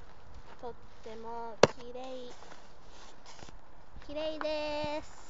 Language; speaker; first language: Japanese; non-native, learner; English